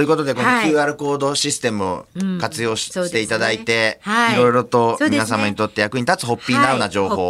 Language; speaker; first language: Japanese; native; Japanese